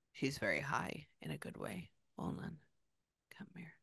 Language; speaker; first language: English; native; English